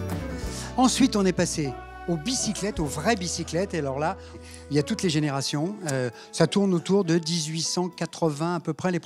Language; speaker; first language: French; native; French